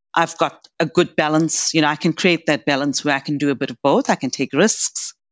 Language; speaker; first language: English; native; English